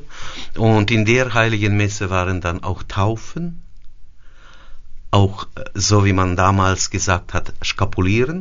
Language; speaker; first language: German; early bilingual, heritage; German